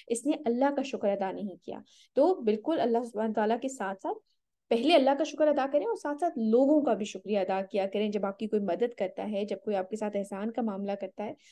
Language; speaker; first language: Urdu; native; Urdu